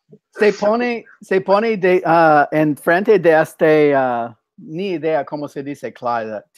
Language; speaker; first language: Spanish; non-native, fluent; English